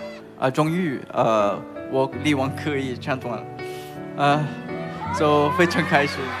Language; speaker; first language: Chinese; non-native, learner; Japanese